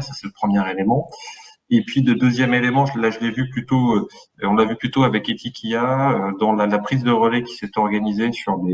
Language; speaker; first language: French; native; French